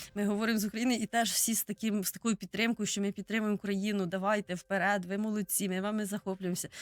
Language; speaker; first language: Ukrainian; native; Ukrainian